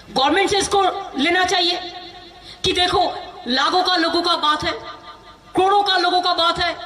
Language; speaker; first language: Hindi; non-native, local second language; Bangla